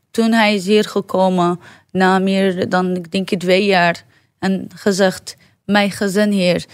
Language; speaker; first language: Dutch; non-native, learner; Arabic